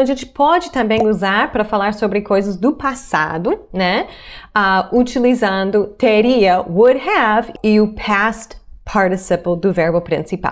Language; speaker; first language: Portuguese; non-native, fluent; English